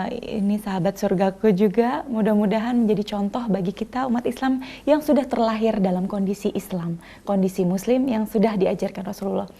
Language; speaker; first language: Indonesian; native; Indonesian